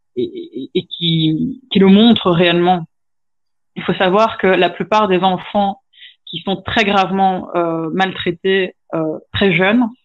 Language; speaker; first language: French; native; French